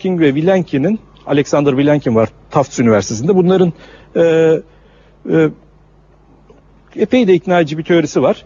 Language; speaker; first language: Turkish; native; Turkish